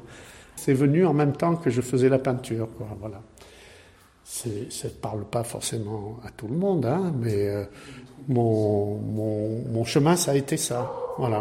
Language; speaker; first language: French; native; French